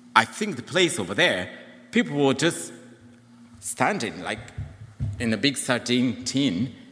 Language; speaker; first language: English; non-native, fluent; Portuguese